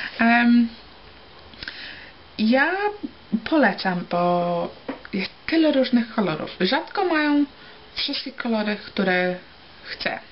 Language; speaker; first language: Polish; early bilingual, heritage; Polish